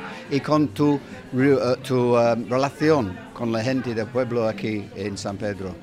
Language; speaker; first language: Spanish; non-native, learner; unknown